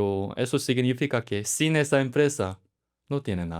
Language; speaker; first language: Spanish; non-native, learner; Korean